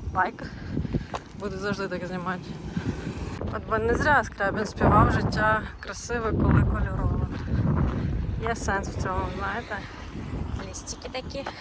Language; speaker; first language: Ukrainian; non-native, local second language; Russian